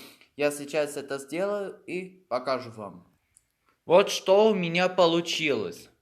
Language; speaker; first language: Russian; non-native, fluent; Armenian